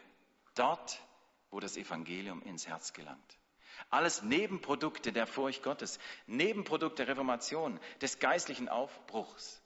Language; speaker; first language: German; native; German